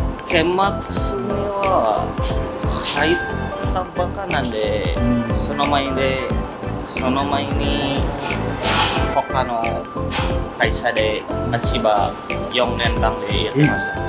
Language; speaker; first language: Japanese; non-native, fluent; Indonesian